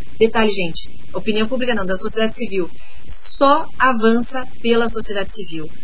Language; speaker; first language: Portuguese; native; Portuguese